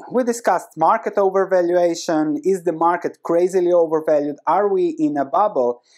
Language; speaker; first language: English; non-native, fluent; Croatian